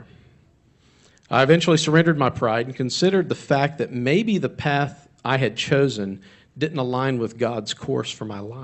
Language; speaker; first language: English; native; English